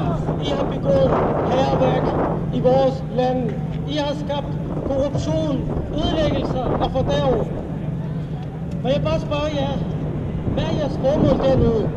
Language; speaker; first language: Danish; non-native, local second language; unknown